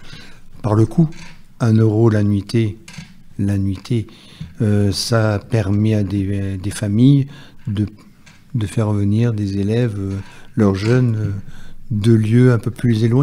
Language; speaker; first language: French; native; French